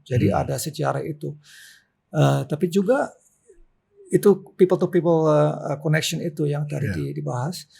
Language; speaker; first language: Indonesian; non-native, local second language; Dutch